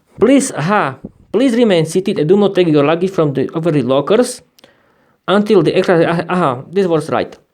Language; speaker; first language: English; non-native, learner; Slovak